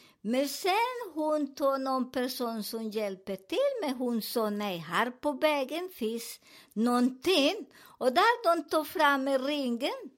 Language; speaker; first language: Swedish; non-native, learner; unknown